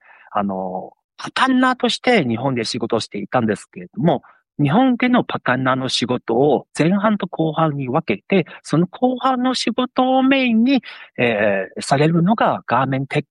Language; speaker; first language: Japanese; non-native, fluent; Chinese